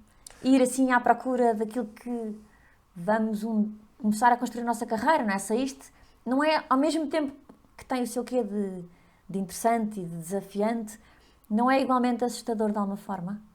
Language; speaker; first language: Portuguese; native; Portuguese